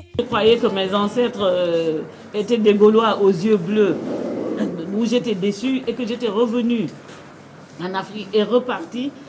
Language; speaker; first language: French; non-native, local second language; Wolof